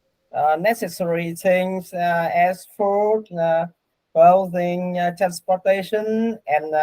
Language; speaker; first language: English; non-native, learner; Vietnamese